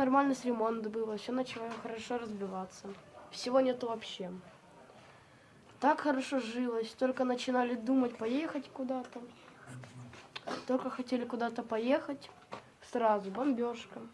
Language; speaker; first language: Russian; native; Russian